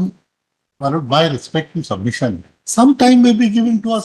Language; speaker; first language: English; non-native, local second language; Hindi